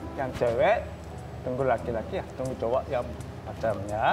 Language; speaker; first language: Indonesian; non-native, learner; Japanese